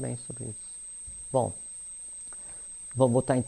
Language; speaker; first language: Portuguese; native; Portuguese